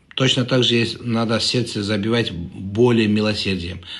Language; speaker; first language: Russian; non-native, local second language; Kazakh